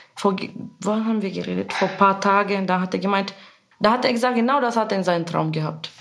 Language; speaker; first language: German; non-native, fluent; Bulgarian